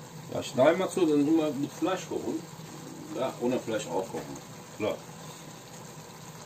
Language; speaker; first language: German; non-native, learner; Turkish